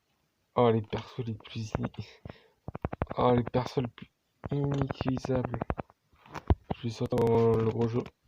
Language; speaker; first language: French; native; French